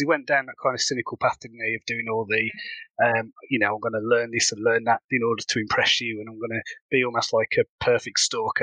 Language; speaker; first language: English; native; English